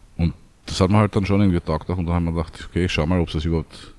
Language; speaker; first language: German; native; German